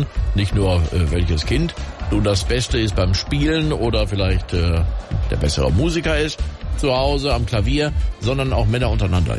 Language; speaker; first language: German; native; German